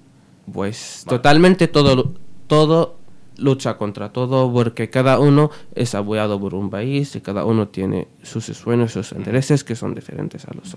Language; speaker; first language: Spanish; non-native, fluent; Arabic